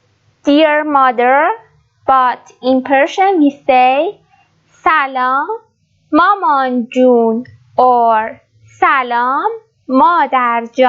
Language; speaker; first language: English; non-native, learner; Persian